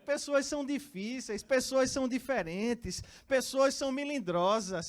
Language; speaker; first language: Portuguese; native; Portuguese